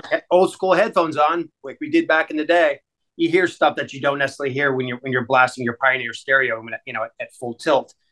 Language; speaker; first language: English; native; English